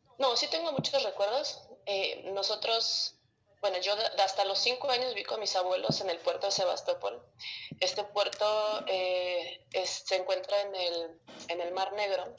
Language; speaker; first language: Spanish; early bilingual, other home language; Russian